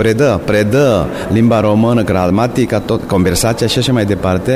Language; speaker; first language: Romanian; non-native, fluent; Korean